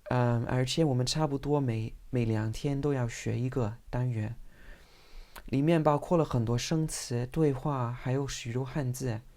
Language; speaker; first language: Chinese; non-native, fluent; English